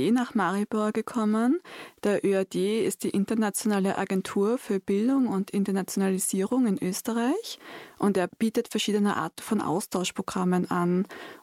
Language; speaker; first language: German; native; German